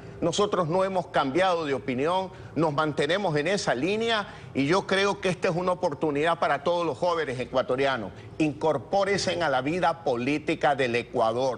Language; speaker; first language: Spanish; native; Spanish